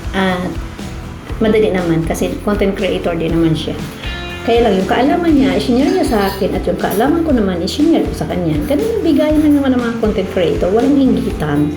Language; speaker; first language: Filipino; non-native, local second language; Cebuano